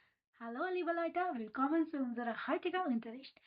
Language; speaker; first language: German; non-native, fluent; Hindi